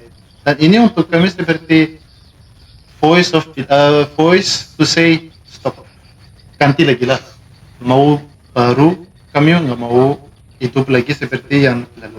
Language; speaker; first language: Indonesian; non-native, learner; Malagasy